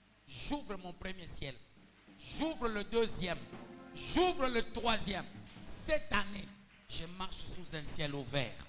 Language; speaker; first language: French; non-native, local second language; Swahili